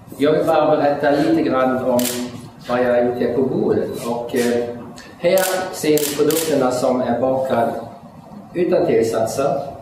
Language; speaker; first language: Swedish; non-native, fluent; German